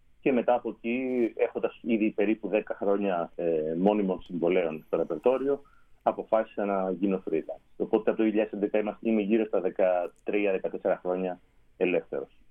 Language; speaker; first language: Greek; native; Greek